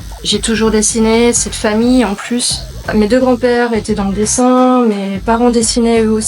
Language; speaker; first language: French; native; French